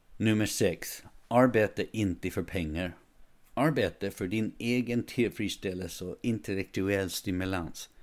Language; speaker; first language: Swedish; non-native, fluent; English